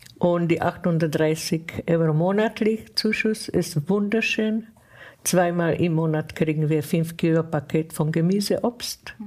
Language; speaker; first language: German; non-native, fluent; Czech